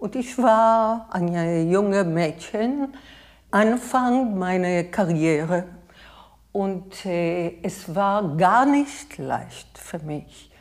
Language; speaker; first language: German; non-native, fluent; Hebrew